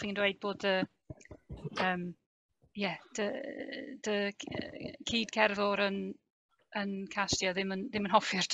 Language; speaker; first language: Welsh; non-native, fluent; English